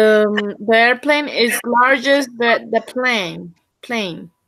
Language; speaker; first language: English; non-native, learner; Spanish